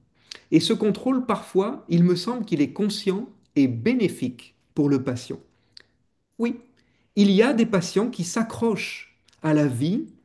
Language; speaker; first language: French; native; French